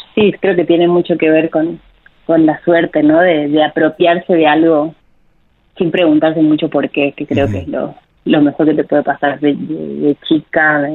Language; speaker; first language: Spanish; native; Spanish